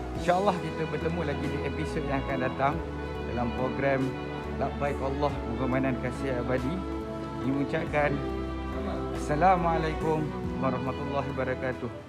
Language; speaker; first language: Malay; native; Malay